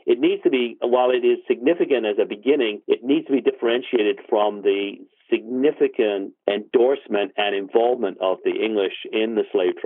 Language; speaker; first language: English; native; English